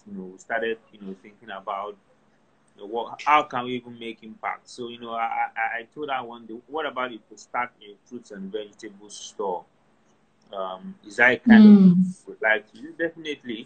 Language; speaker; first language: English; non-native, local second language; Yoruba